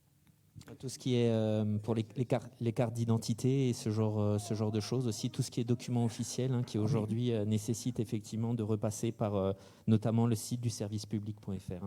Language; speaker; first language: French; native; French